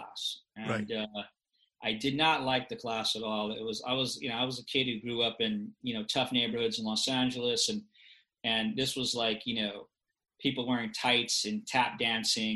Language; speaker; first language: English; native; English